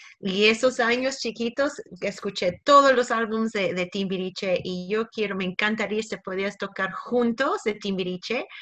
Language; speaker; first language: Spanish; early bilingual, heritage; Spanish